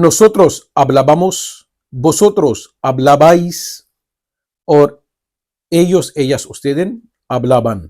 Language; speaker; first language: Spanish; non-native, fluent; Urdu